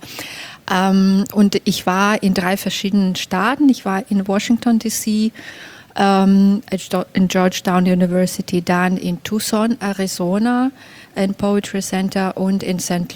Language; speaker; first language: German; non-native, fluent; Belarusian